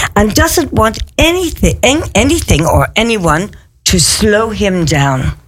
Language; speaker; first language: English; native; English